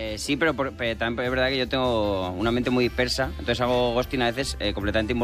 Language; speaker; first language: Spanish; native; Spanish